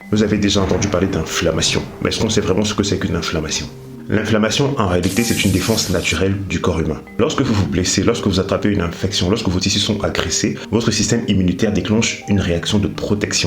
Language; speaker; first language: French; native; French